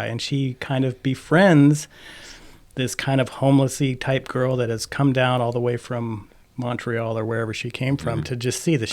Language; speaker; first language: English; native; English